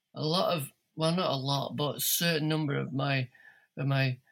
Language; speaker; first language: English; native; English